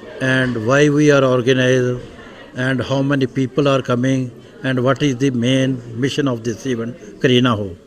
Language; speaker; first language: English; non-native, local second language; Punjabi